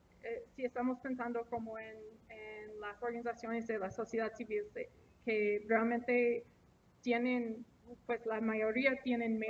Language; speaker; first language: Spanish; non-native, fluent; English